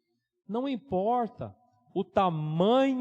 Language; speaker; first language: Portuguese; native; Portuguese